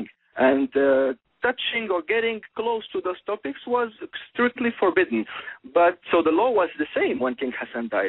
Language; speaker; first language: English; non-native, fluent; Arabic